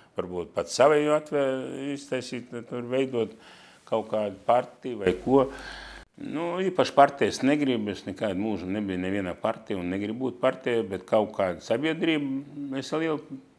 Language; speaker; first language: Latvian; non-native, local second language; Russian